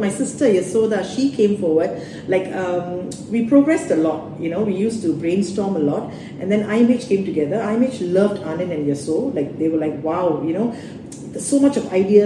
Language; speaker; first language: English; non-native, local second language; Tamil